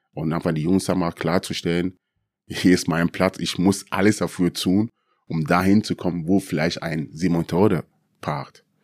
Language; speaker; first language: German; early bilingual, other home language; Akan